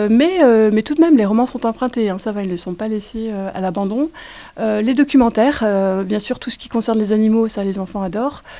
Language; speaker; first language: French; native; French